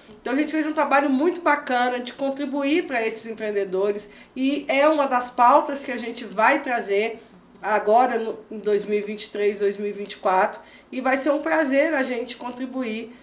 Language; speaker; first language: Portuguese; native; Portuguese